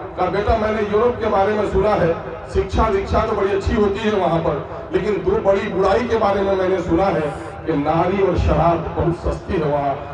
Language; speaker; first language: Urdu; non-native, local second language; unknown